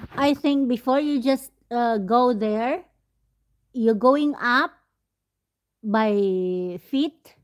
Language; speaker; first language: English; non-native, local second language; Cebuano